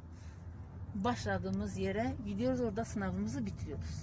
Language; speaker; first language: Turkish; native; Turkish